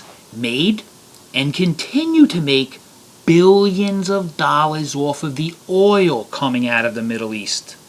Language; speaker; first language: English; native; English